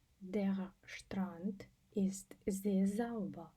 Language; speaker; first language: German; non-native, fluent; Ukrainian